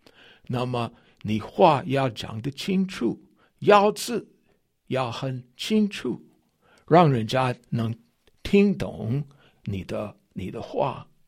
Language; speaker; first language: Chinese; non-native, fluent; English